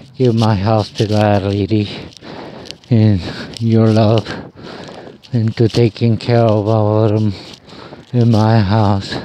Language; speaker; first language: English; non-native, learner; Korean